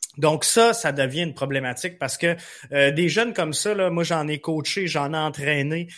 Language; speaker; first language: French; native; French